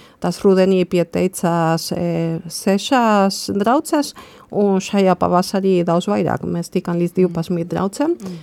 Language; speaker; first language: Latvian; non-native, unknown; Spanish